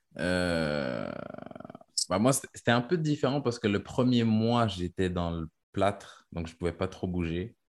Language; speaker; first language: French; native; French